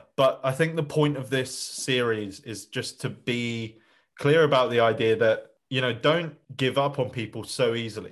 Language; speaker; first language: English; native; English